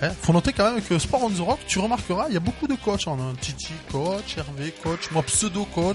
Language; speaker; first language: French; native; French